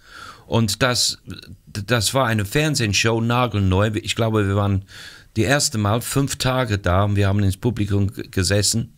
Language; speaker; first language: German; non-native, fluent; English